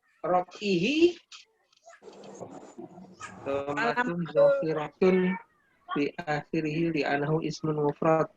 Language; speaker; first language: Arabic; non-native, learner; Indonesian